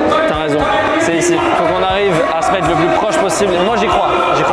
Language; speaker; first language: French; native; French